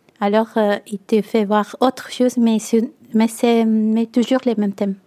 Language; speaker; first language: French; non-native, learner; Italian